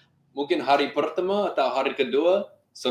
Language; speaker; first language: Indonesian; non-native, learner; English